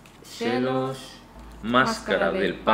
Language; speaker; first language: Spanish; native; Spanish